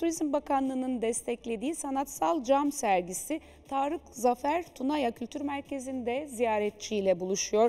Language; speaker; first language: Turkish; native; Turkish